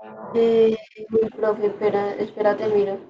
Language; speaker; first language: Spanish; native; Spanish